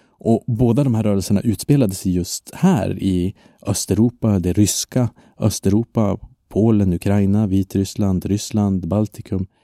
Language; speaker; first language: Swedish; non-native, fluent; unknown